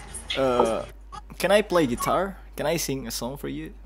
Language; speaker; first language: English; non-native, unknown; Indonesian